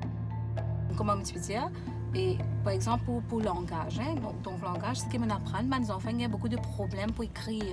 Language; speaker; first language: French; non-native, local second language; Morisyen